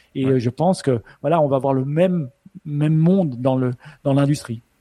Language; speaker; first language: French; native; French